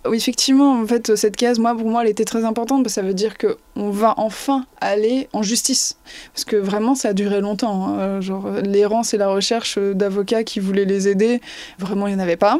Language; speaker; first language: French; native; French